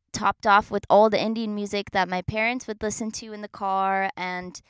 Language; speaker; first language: English; native; English